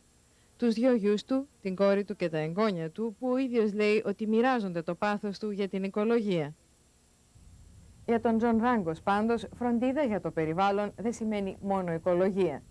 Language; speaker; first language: Greek; native; Greek